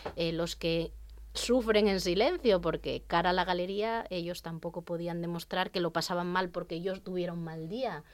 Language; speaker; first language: Spanish; native; Spanish